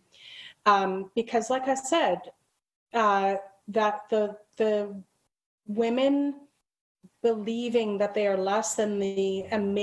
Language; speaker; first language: English; native; English